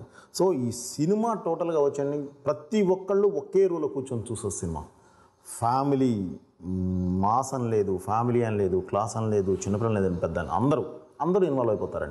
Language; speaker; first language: Telugu; native; Telugu